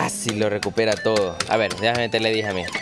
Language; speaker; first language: Spanish; native; Spanish